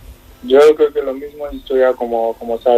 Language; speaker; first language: Spanish; non-native, learner; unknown